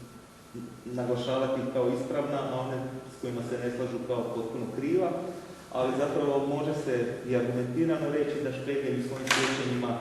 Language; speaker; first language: Croatian; native; Croatian